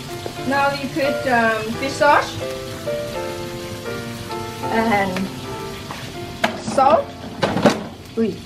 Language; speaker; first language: English; non-native, learner; Thai